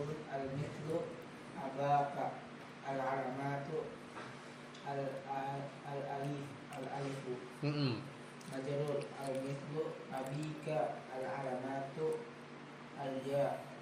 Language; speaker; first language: Arabic; non-native, learner; Indonesian